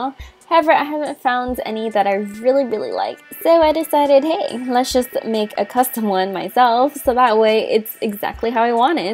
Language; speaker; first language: English; native; English